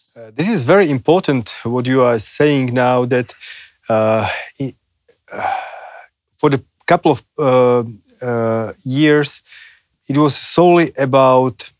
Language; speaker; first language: English; non-native, fluent; Slovak